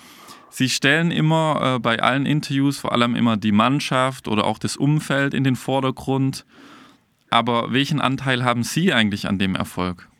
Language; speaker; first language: German; native; German